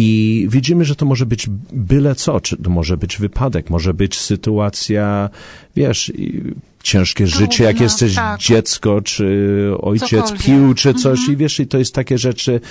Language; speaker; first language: Polish; early bilingual, heritage; Polish